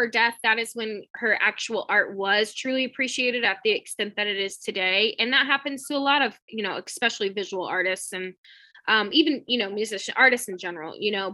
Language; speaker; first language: English; native; English